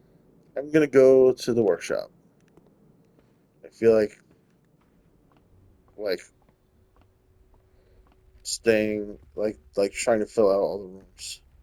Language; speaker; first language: English; native; English